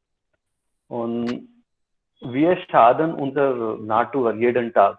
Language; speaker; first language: German; non-native, fluent; Hindi